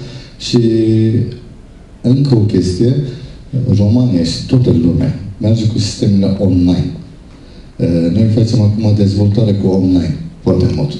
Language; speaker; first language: Romanian; non-native, learner; Turkish